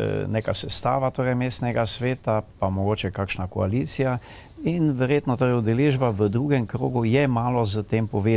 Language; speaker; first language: Slovenian; native; Slovenian